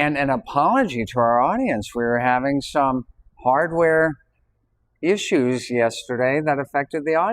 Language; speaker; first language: English; native; English